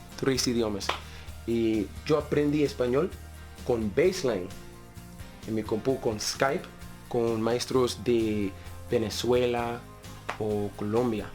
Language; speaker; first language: Spanish; non-native, learner; English